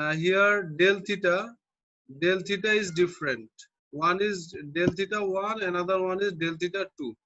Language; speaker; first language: English; non-native, local second language; Bangla